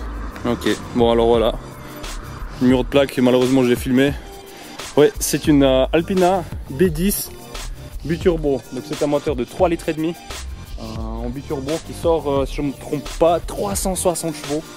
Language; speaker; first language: French; native; French